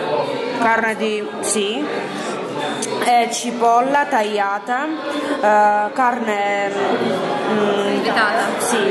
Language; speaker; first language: Italian; non-native, learner; Armenian